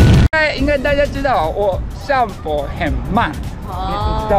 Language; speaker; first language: Chinese; non-native, learner; Japanese